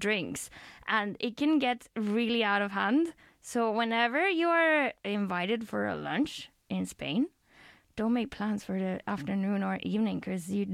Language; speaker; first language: English; non-native, fluent; Spanish